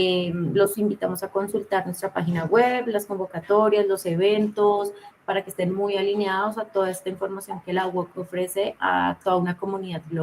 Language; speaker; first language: Spanish; native; Spanish